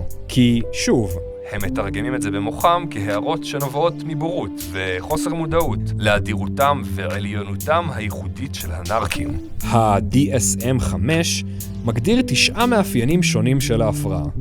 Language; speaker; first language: Hebrew; native; Hebrew